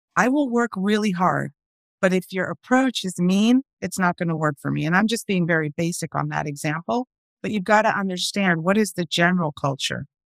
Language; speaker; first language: English; early bilingual, other home language; Spanish